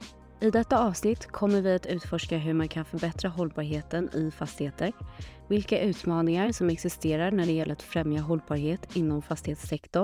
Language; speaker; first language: Swedish; native; Swedish